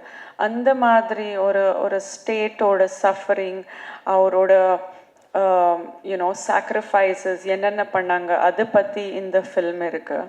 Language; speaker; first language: Tamil; non-native, learner; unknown